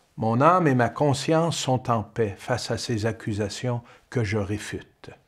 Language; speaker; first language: French; native; French